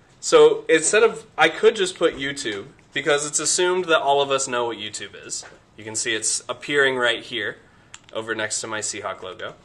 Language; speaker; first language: English; native; English